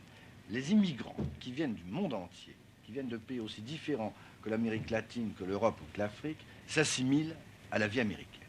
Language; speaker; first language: French; native; French